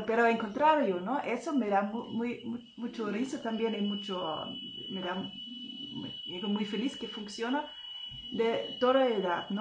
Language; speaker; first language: Spanish; non-native, fluent; German